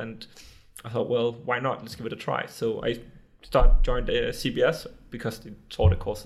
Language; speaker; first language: English; non-native, fluent; Danish